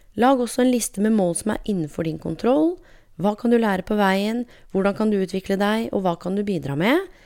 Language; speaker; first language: Norwegian; native; Norwegian